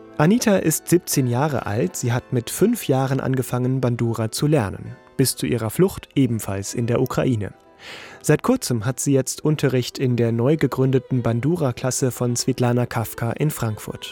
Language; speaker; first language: German; native; German